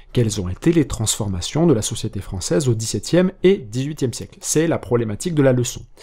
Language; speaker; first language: French; native; French